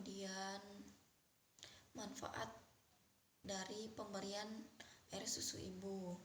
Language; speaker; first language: Indonesian; native; Indonesian